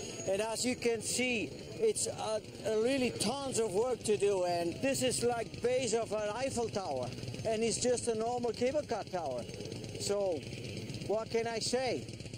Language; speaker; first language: English; non-native, fluent; German